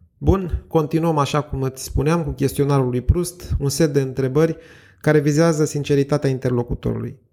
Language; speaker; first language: Romanian; native; Romanian